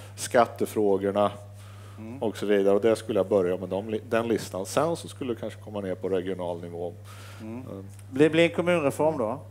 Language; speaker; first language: Swedish; native; Swedish